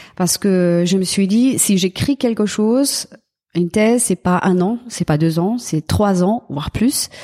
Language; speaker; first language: French; non-native, fluent; German